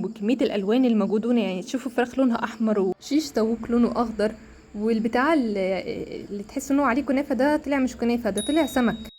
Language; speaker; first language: Arabic; native; Arabic